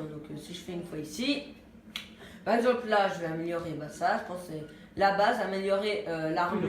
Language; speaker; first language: French; native; French